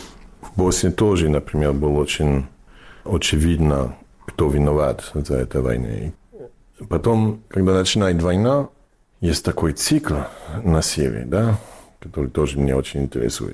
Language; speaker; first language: Russian; non-native, fluent; English